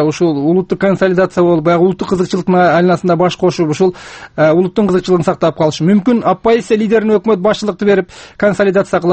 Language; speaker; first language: Kyrgyz; native; Kyrgyz